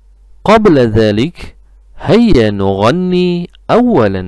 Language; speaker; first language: Arabic; non-native, fluent; Malay